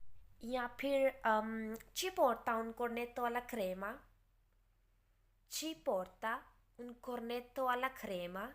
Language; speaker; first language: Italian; non-native, fluent; Urdu